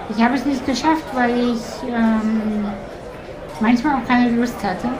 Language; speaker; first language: German; early bilingual, other home language; Russian